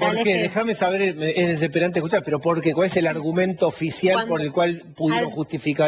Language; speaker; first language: Spanish; native; Spanish